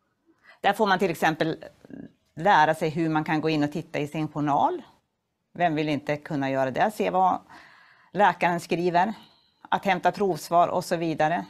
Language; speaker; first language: Swedish; native; Swedish